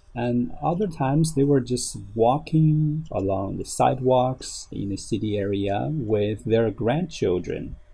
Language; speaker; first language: English; non-native, fluent; Chinese